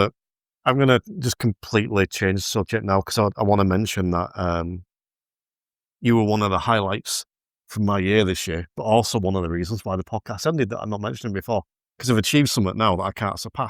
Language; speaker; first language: English; native; English